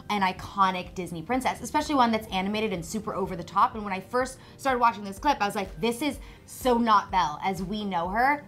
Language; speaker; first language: English; native; English